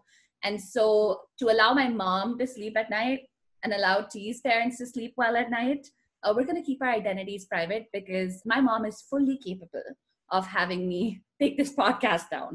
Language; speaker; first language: English; non-native, local second language; Hindi